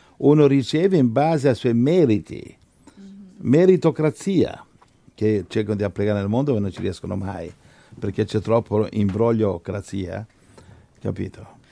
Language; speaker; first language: Italian; native; Italian